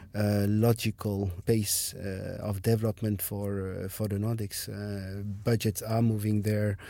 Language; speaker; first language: English; non-native, fluent; French